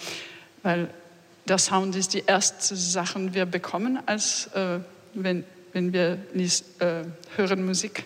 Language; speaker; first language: German; non-native, fluent; French